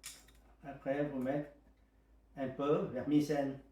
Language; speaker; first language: French; non-native, fluent; Vietnamese